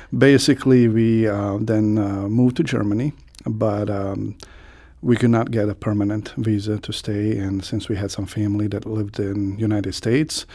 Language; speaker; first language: English; non-native, fluent; Croatian